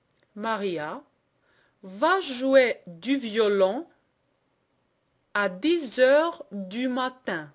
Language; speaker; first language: French; non-native, fluent; Greek